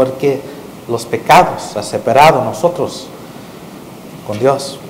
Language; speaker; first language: Spanish; non-native, fluent; English